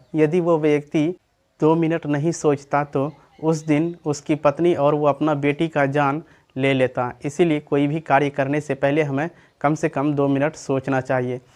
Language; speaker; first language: Hindi; native; Hindi